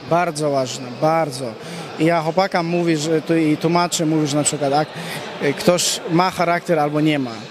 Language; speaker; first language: Polish; non-native, fluent; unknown